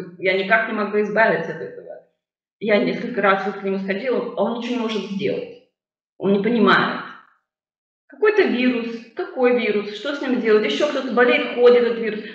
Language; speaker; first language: Russian; native; Russian